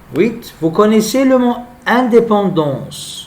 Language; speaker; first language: French; non-native, local second language; Arabic